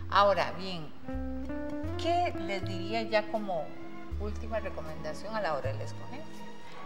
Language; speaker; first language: Spanish; native; Spanish